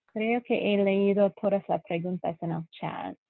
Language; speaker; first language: Spanish; non-native, fluent; English